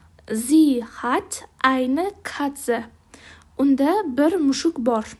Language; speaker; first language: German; non-native, fluent; Uzbek